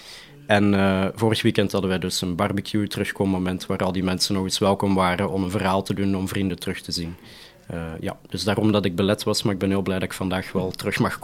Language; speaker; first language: Dutch; native; Dutch